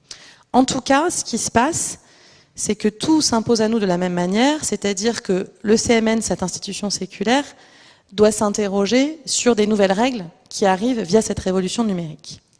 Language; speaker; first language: French; native; French